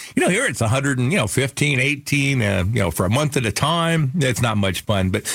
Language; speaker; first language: English; native; English